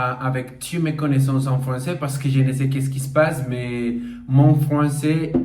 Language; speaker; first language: French; non-native, learner; Portuguese